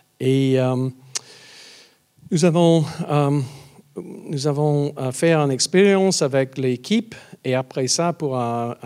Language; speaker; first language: French; non-native, learner; English